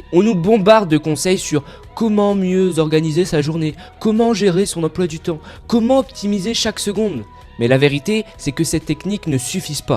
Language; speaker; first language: French; native; French